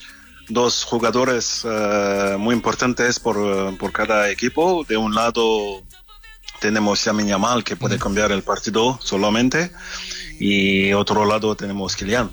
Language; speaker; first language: Spanish; non-native, fluent; French